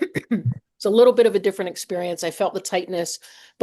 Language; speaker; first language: English; native; English